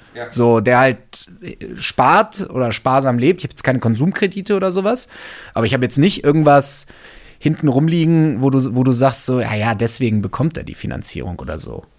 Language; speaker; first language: German; native; German